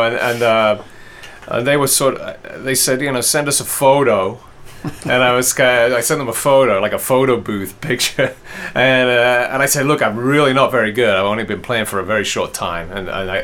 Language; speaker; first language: English; native; English